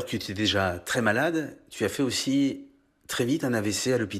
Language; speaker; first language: French; native; French